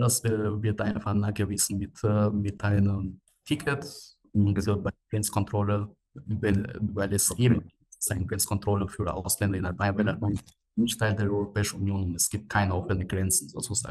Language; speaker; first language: German; non-native, fluent; Albanian